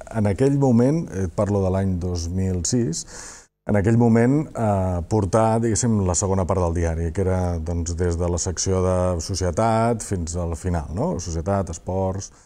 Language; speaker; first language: Catalan; native; Catalan